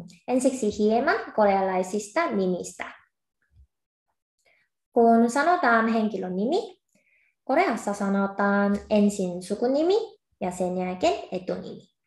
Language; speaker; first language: Finnish; non-native, fluent; Korean